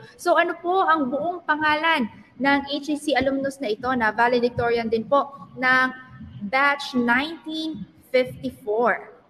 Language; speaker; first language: Filipino; non-native, local second language; Pampanga